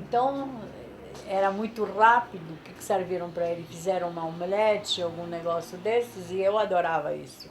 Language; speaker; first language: Portuguese; non-native, fluent; Polish